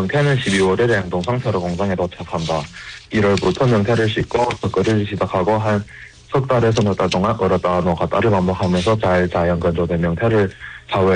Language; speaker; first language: Korean; early bilingual, heritage; Korean